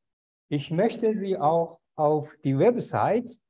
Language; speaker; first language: German; non-native, fluent; Japanese